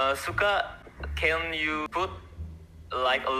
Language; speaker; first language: English; non-native, learner; Indonesian